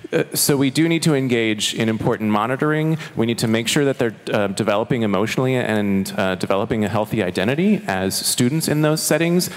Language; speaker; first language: English; non-native, fluent; Chinese